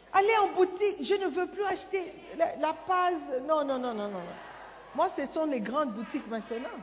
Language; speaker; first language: French; non-native, fluent; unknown